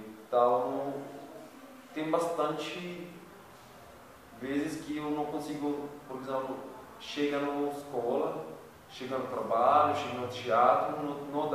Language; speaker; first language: Portuguese; non-native, learner; Arabic